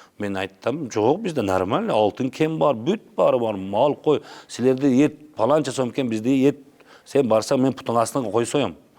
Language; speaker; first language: Kyrgyz; non-native, local second language; Uzbek